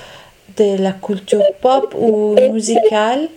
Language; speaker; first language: French; non-native, fluent; Italian